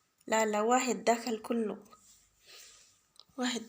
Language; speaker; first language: Arabic; non-native, learner; Bangla